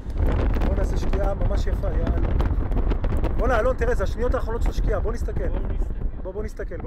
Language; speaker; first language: Hebrew; native; Hebrew